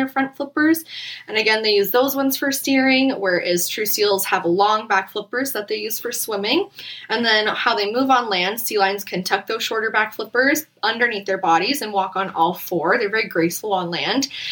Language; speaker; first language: English; native; English